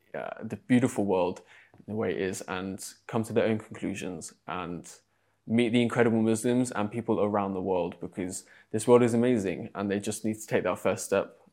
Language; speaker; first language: English; native; English